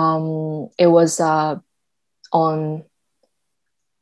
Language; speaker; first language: English; non-native, fluent; Chinese